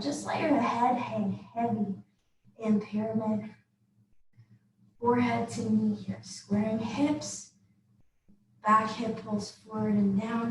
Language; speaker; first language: English; native; English